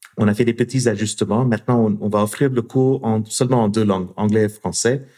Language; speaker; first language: French; non-native, fluent; English